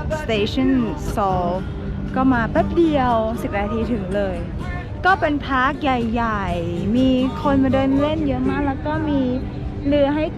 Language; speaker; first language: Thai; native; Thai